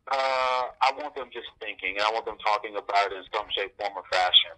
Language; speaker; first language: English; native; English